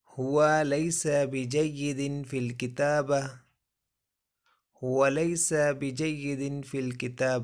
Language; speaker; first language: Arabic; non-native, fluent; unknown